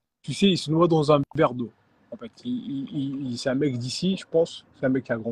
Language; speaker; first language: French; native; French